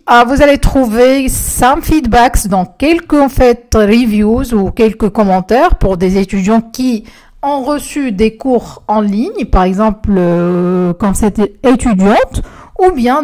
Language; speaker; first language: French; non-native, local second language; Arabic